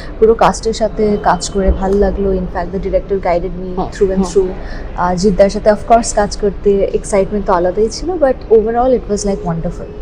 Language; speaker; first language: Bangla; native; Bangla